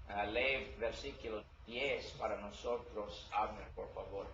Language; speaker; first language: Spanish; non-native, learner; English